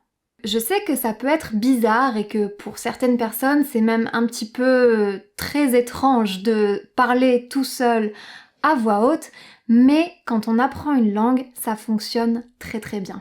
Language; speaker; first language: French; native; French